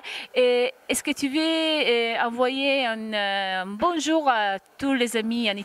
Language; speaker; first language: French; non-native, fluent; Italian